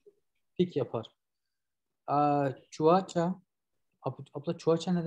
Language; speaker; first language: Turkish; native; Turkish